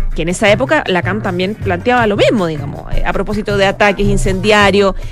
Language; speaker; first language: Spanish; native; Spanish